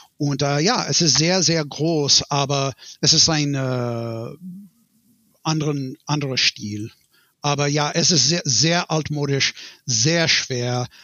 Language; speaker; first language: German; non-native, learner; English